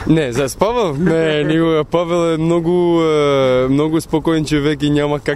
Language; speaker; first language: Bulgarian; non-native, learner; Albanian